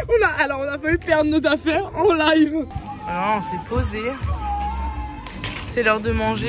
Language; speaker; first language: French; native; French